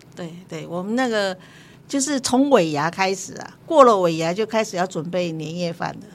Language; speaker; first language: Chinese; native; Chinese